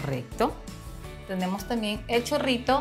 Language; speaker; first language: Spanish; native; Spanish